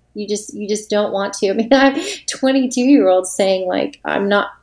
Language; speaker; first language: English; native; English